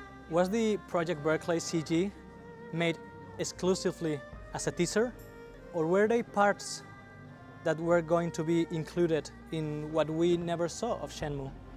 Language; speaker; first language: English; non-native, fluent; Spanish